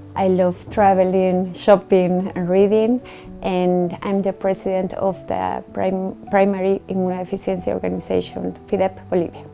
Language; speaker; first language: English; non-native, learner; Spanish